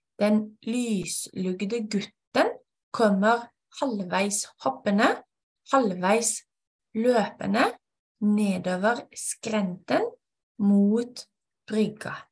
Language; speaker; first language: Norwegian; native; Norwegian